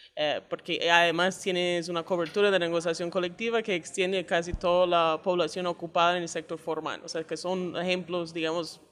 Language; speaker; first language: Spanish; non-native, fluent; English